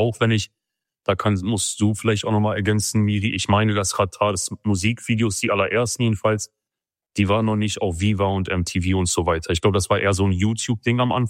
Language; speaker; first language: German; early bilingual, other home language; Kurdish